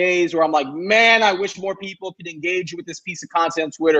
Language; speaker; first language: English; native; English